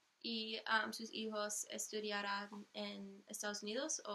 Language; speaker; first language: Spanish; non-native, learner; English